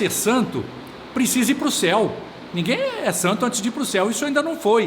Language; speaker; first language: Portuguese; native; Portuguese